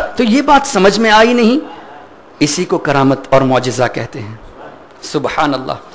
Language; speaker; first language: Urdu; non-native, fluent; Memoni